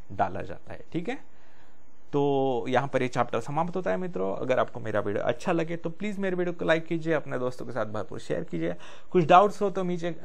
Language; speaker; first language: Hindi; non-native, local second language; Marathi